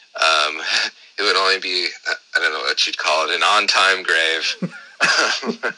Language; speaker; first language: English; native; English